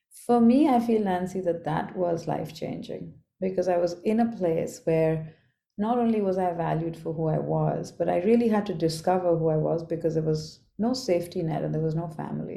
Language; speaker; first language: English; non-native, local second language; Bangla